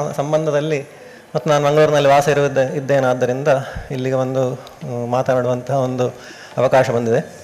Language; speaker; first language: Kannada; native; Kannada